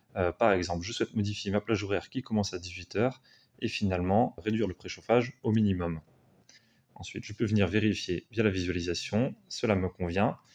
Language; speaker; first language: French; native; French